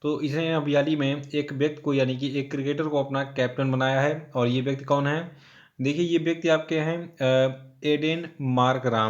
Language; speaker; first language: Hindi; native; Hindi